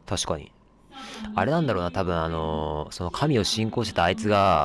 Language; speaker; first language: Japanese; native; Japanese